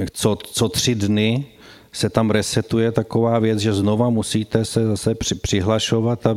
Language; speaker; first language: Czech; native; Czech